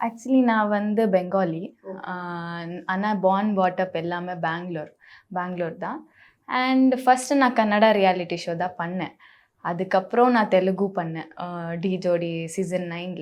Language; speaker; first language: Tamil; non-native, local second language; Bangla